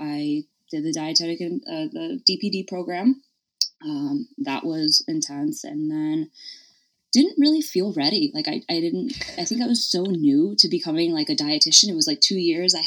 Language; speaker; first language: English; native; English